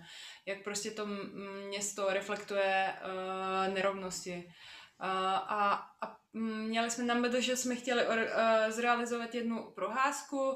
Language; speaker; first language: Czech; non-native, fluent; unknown